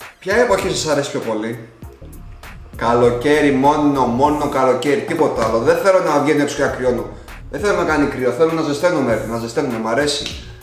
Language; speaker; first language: Greek; early bilingual, other home language; Russian